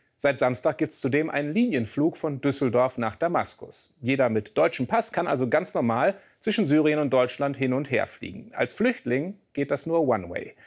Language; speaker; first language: German; native; German